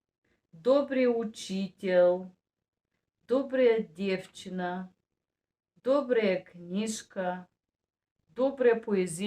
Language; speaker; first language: Russian; non-native, fluent; Bulgarian